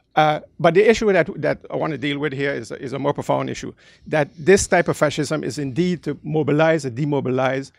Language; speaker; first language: English; early bilingual, other home language; Dutch